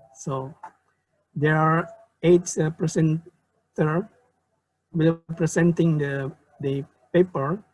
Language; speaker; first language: English; non-native, learner; Indonesian